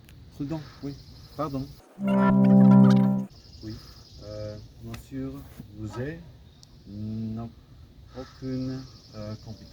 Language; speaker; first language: French; non-native, learner; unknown